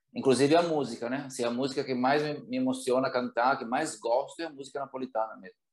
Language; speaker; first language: Portuguese; non-native, fluent; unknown